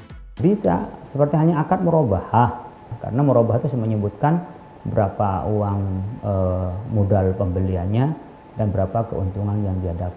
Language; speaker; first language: Indonesian; native; Indonesian